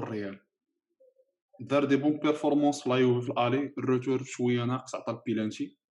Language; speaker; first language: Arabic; native; Arabic